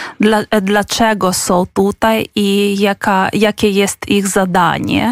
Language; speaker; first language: Polish; non-native, fluent; Ukrainian